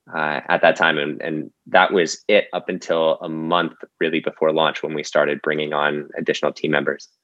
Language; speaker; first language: English; native; English